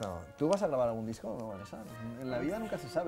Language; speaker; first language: Spanish; native; Spanish